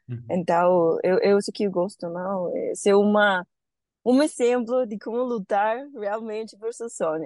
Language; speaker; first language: Portuguese; non-native, learner; Spanish